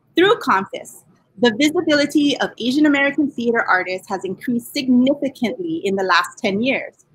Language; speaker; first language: English; native; English